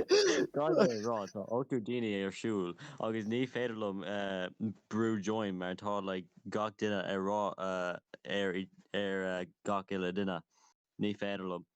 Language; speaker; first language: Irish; non-native, local second language; English